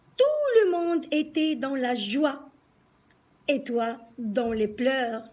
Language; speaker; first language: French; non-native, local second language; Arabic